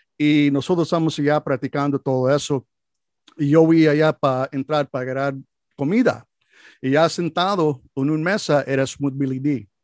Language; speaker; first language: Spanish; non-native, learner; English